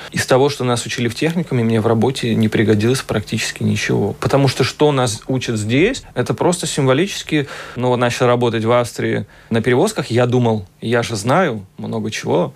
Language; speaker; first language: Russian; native; Russian